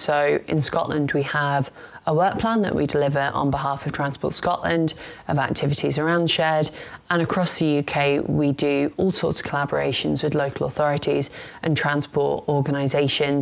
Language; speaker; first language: English; native; English